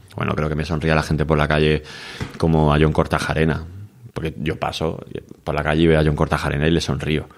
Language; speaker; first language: Spanish; native; Spanish